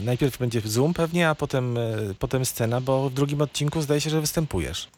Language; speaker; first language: Polish; native; Polish